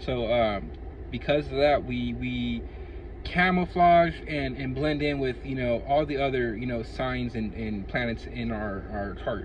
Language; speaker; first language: English; native; English